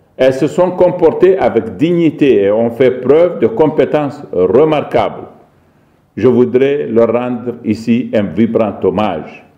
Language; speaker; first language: French; non-native, local second language; Arabic